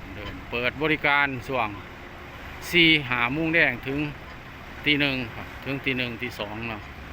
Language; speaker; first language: Thai; non-native, local second language; Northeastern Thai